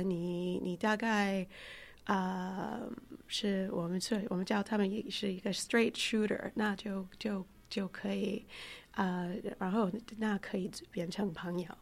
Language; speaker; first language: Chinese; non-native, fluent; English